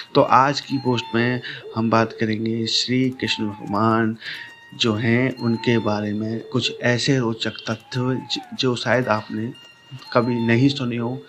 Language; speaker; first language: Hindi; native; Hindi